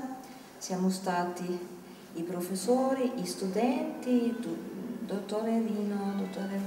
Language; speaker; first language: Italian; non-native, fluent; German